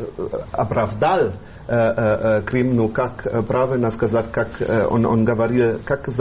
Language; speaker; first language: Russian; non-native, fluent; German